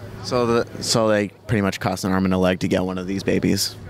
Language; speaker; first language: English; native; English